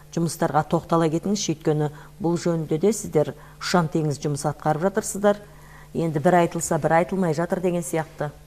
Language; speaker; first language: Kazakh; native; Kazakh